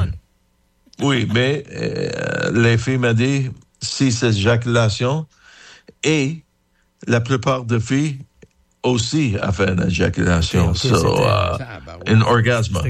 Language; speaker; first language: French; non-native, learner; English